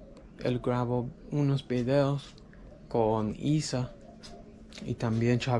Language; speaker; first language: Spanish; non-native, learner; English